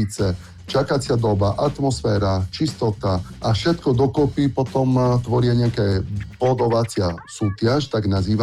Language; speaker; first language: Slovak; non-native, fluent; Italian